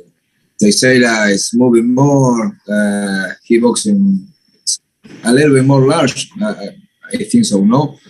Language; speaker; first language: English; non-native, learner; Spanish